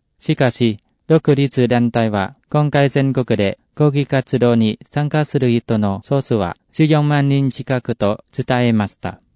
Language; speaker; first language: Japanese; non-native, fluent; Vietnamese